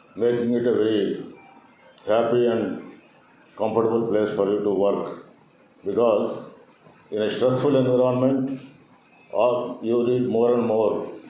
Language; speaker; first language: English; non-native, local second language; Telugu